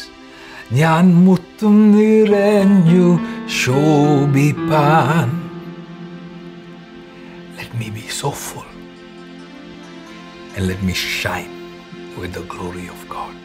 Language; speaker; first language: English; non-native, local second language; Malayalam